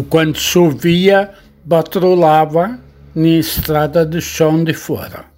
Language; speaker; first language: Portuguese; non-native, learner; Arabic